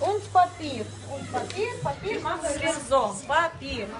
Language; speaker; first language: German; non-native, fluent; Russian